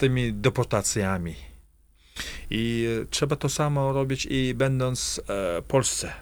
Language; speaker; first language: Polish; non-native, fluent; Kazakh